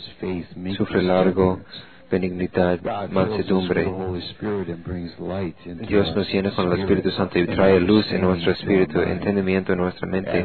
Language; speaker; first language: Spanish; non-native, learner; English